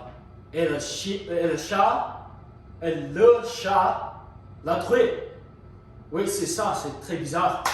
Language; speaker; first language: French; non-native, learner; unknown